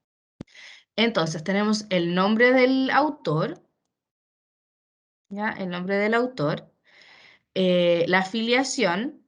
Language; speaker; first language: Spanish; native; Spanish